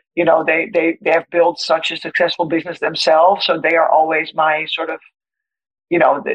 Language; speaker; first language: English; non-native, fluent; Dutch